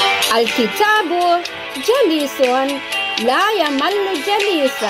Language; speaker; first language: Arabic; non-native, fluent; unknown